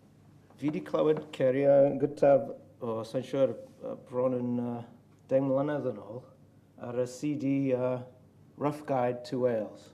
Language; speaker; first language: Welsh; non-native, learner; English